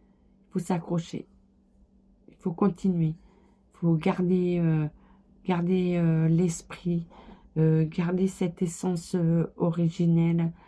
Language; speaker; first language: French; native; French